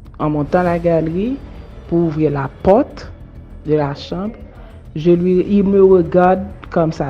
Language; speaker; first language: French; non-native, local second language; Haitian Creole